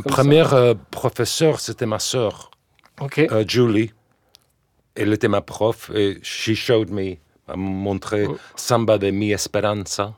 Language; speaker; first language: French; non-native, fluent; English